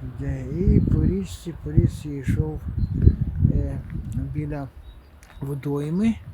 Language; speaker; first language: Ukrainian; non-native, local second language; Russian